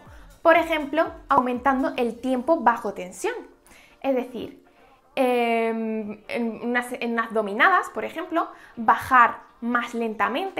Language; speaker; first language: Spanish; native; Spanish